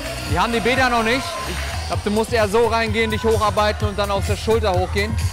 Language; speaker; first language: German; native; German